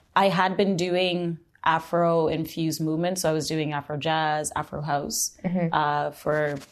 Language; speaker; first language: English; native; English